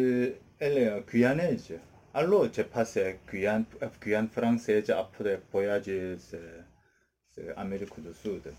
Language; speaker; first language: French; non-native, learner; Korean